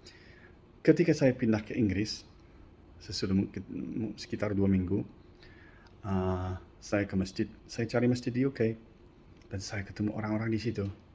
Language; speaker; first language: Indonesian; non-native, fluent; English